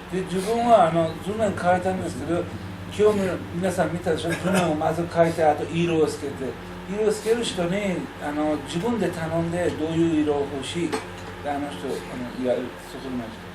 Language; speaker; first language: Japanese; non-native, learner; Persian